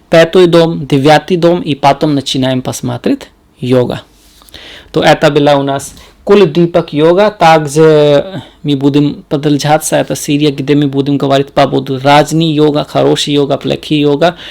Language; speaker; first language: Russian; non-native, learner; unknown